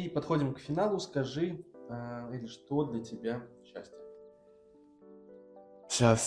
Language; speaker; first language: Russian; native; Russian